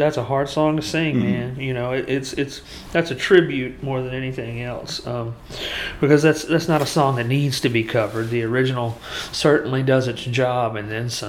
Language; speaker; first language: English; native; English